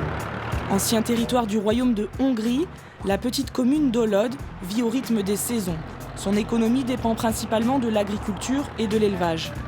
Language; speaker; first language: French; native; French